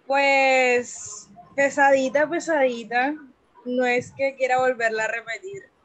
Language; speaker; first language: Spanish; native; Spanish